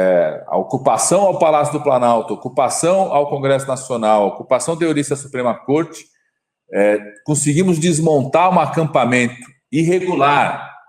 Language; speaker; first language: Portuguese; native; Portuguese